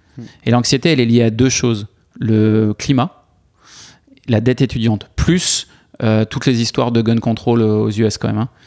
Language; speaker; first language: French; native; French